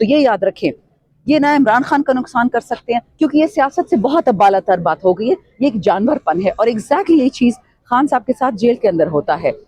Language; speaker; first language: Urdu; non-native, local second language; Pashto